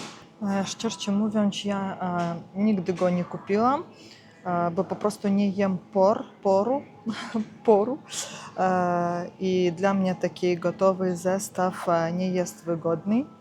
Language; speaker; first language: Polish; non-native, learner; Ukrainian